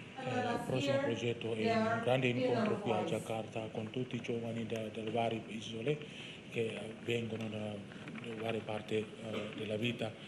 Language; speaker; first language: Italian; non-native, fluent; Indonesian